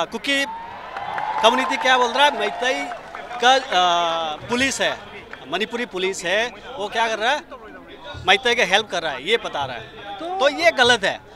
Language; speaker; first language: Hindi; non-native, local second language; Manipuri